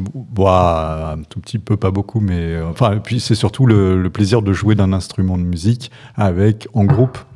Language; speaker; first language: French; native; French